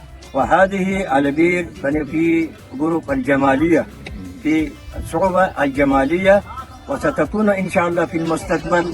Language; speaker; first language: Arabic; non-native, fluent; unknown